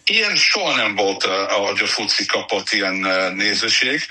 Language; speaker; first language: Hungarian; non-native, learner; English